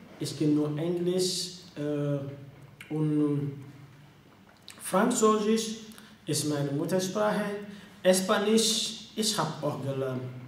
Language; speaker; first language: German; non-native, learner; French